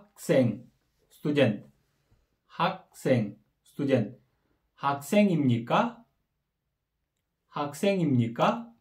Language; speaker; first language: Korean; non-native, learner; Kyrgyz